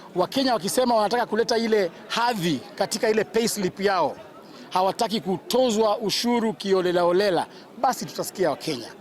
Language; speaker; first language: Swahili; non-native, local second language; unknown